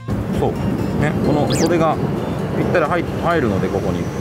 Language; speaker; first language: Japanese; native; Japanese